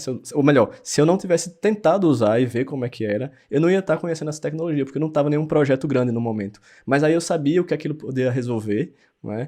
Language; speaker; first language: Portuguese; native; Portuguese